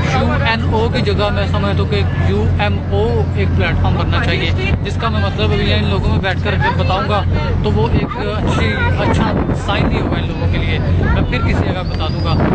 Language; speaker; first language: Urdu; native; Urdu